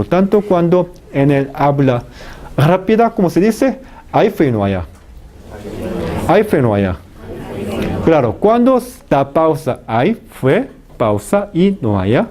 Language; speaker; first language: Spanish; non-native, fluent; Korean